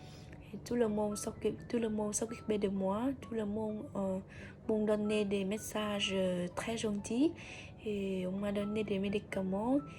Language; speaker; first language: French; non-native, fluent; Vietnamese